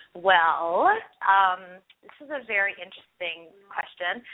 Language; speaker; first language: English; early bilingual, other home language; Hindi